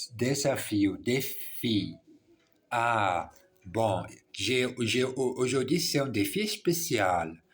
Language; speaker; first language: French; non-native, learner; English